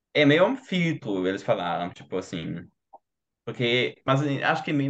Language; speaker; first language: Portuguese; non-native, fluent; German